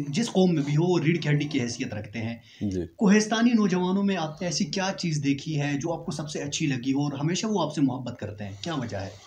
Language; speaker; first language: Urdu; non-native, local second language; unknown